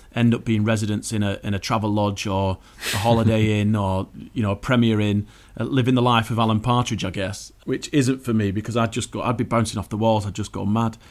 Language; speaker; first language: English; native; English